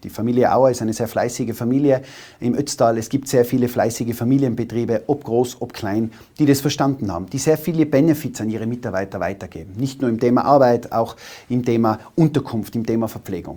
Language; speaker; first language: German; native; German